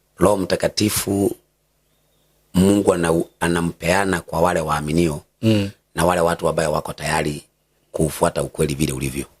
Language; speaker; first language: Swahili; non-native, local second language; Kikuyu